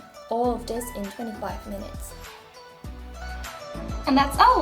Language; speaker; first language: English; non-native, fluent; Spanish